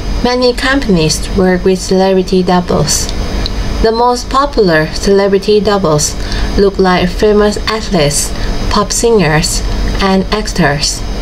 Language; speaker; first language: English; non-native, fluent; Thai